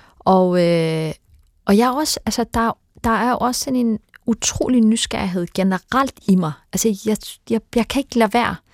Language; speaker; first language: Danish; early bilingual, other home language; Turkish